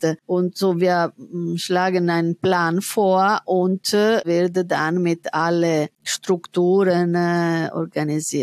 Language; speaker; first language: German; non-native, fluent; Italian